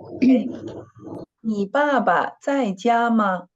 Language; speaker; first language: Chinese; non-native, fluent; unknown